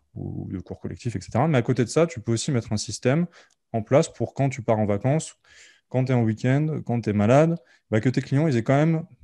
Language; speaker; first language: French; native; French